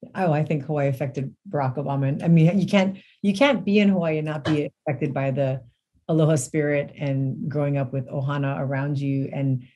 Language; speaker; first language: English; native; English